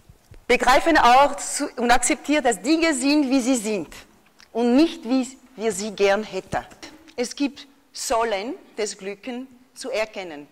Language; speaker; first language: German; non-native, fluent; French